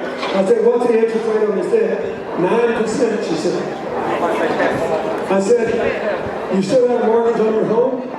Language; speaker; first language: English; native; English